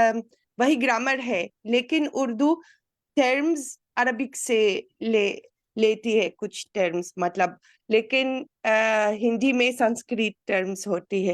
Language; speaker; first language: Hindi; non-native, fluent; Arabic